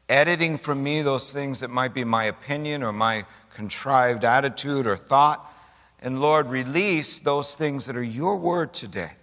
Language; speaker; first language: English; native; English